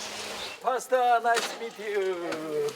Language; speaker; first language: Korean; native; Korean